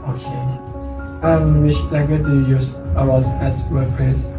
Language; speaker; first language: English; non-native, learner; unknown